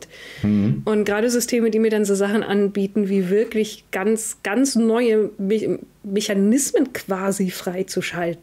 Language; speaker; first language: German; native; German